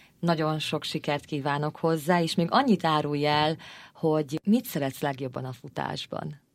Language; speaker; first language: Hungarian; native; Hungarian